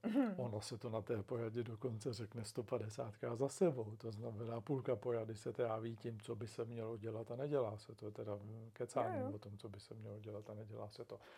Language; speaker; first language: Czech; native; Czech